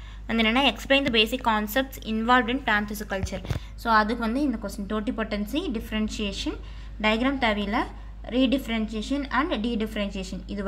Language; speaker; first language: English; non-native, local second language; Tamil